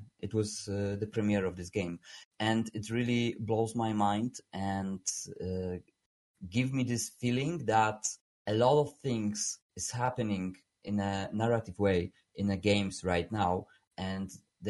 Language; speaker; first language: English; non-native, fluent; Polish